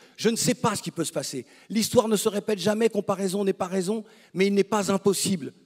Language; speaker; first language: French; native; French